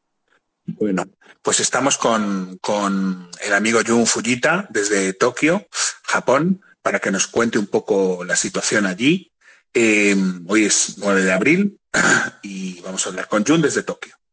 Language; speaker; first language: Spanish; native; Spanish